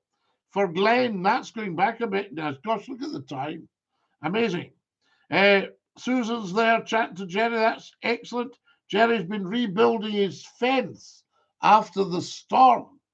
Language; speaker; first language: English; native; English